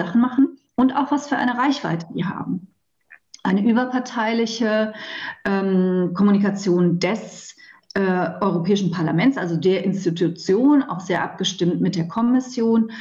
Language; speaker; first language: German; native; German